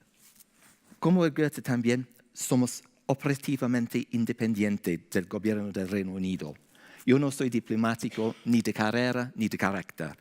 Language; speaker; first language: Spanish; non-native, fluent; English